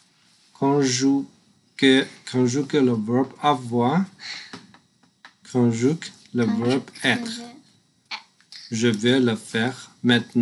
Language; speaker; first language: French; non-native, learner; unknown